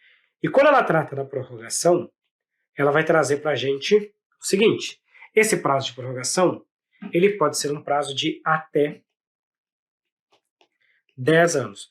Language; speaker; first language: Portuguese; native; Portuguese